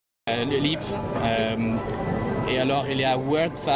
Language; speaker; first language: French; non-native, fluent; English